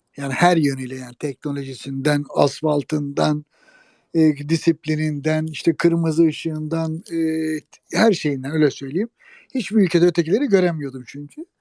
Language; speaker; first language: Turkish; native; Turkish